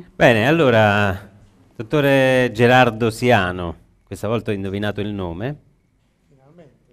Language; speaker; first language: Italian; native; Italian